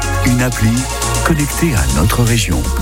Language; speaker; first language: French; native; French